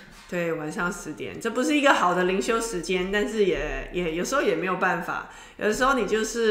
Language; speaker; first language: Chinese; native; Chinese